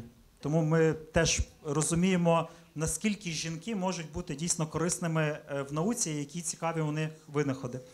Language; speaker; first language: Ukrainian; native; Ukrainian